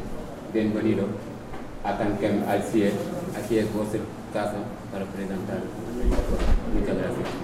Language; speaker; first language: Spanish; non-native, fluent; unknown